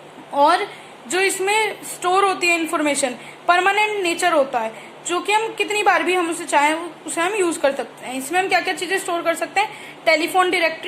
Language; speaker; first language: Hindi; native; Hindi